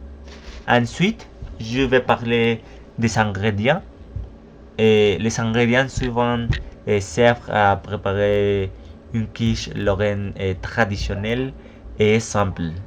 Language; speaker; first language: French; non-native, learner; Spanish